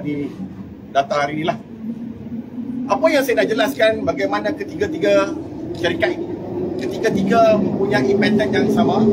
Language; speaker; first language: Malay; native; Malay